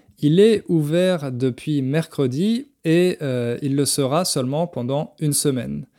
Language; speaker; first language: French; native; French